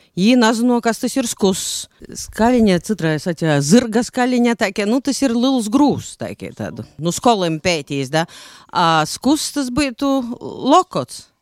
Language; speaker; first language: Latvian; native; Latvian